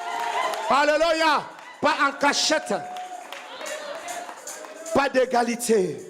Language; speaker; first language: French; non-native, local second language; Lingala